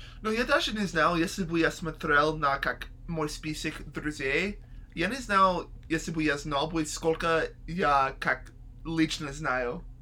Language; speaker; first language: Russian; non-native, learner; English